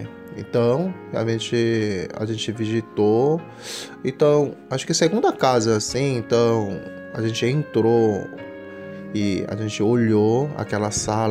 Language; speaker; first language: Portuguese; non-native, fluent; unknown